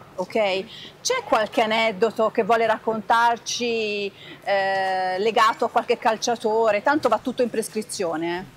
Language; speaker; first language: Italian; native; Italian